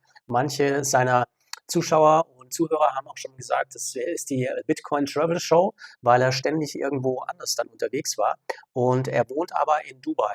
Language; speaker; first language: German; native; German